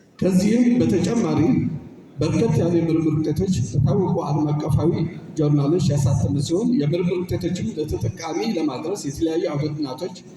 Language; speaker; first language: Amharic; non-native, local second language; Tigrinya